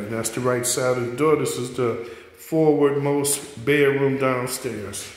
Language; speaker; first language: English; native; English